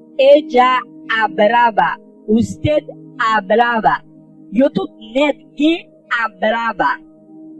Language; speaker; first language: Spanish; non-native, fluent; Haitian Creole